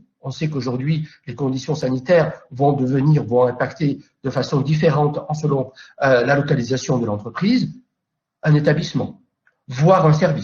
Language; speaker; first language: French; native; French